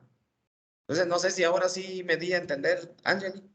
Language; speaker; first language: Spanish; native; Spanish